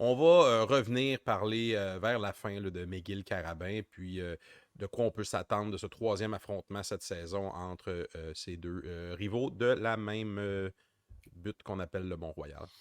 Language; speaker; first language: French; native; French